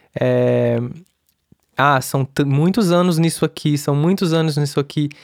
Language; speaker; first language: Portuguese; native; Portuguese